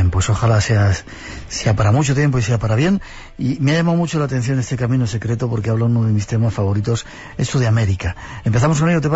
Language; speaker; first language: Spanish; native; Spanish